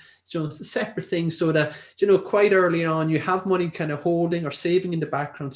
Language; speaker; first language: English; native; English